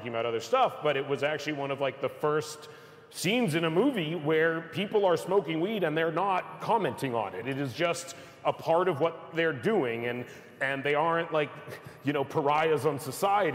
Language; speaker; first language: English; native; English